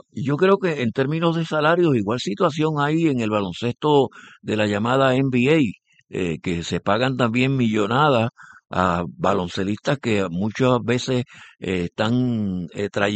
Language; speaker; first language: Spanish; native; Spanish